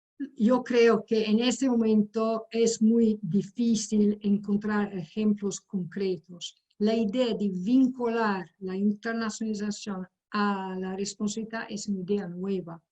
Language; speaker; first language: Spanish; non-native, fluent; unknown